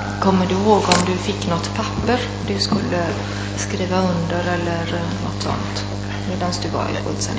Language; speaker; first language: Swedish; non-native, fluent; Italian